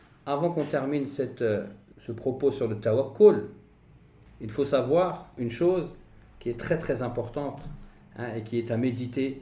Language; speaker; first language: French; native; French